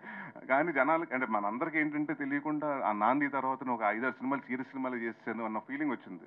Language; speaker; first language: Telugu; native; Telugu